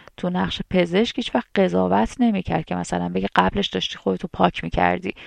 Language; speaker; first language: Persian; native; Persian